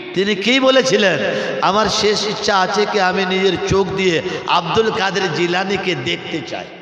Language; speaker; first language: Bangla; non-native, local second language; Urdu